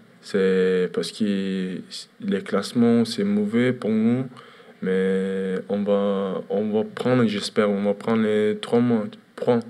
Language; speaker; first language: French; non-native, learner; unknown